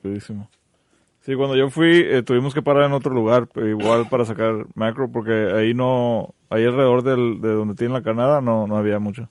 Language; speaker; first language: Spanish; native; Spanish